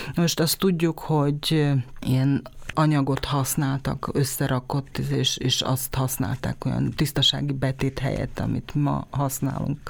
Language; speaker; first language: Hungarian; native; Hungarian